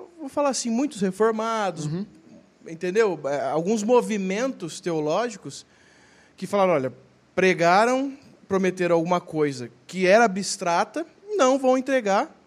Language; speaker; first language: Portuguese; native; Portuguese